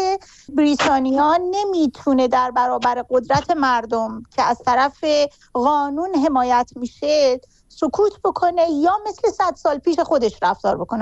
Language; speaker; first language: Persian; native; Persian